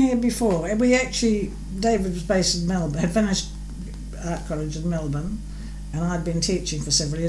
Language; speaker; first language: English; native; English